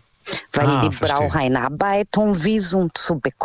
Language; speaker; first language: German; non-native, learner; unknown